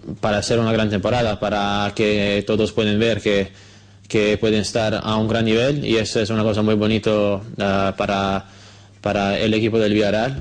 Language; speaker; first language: Spanish; non-native, fluent; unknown